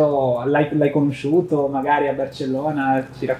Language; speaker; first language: Italian; native; Italian